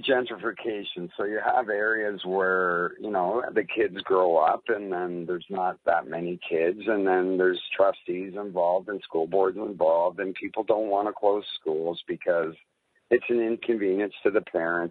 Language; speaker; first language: English; native; English